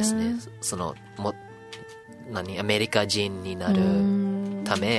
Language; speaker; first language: Japanese; non-native, learner; English